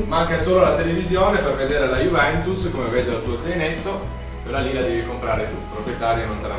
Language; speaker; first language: Italian; native; Italian